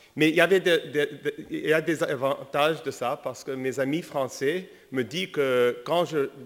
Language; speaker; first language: French; early bilingual, other home language; English